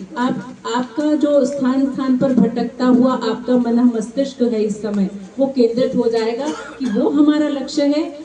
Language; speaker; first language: Hindi; non-native, local second language; Punjabi